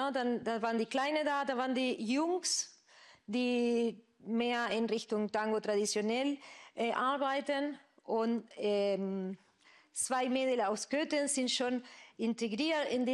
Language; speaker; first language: German; non-native, fluent; Spanish